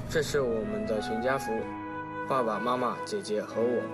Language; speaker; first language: Chinese; native; Chinese